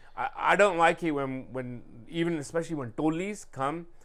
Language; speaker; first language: English; native; English